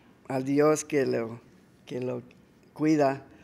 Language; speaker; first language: Spanish; early bilingual, heritage; Spanish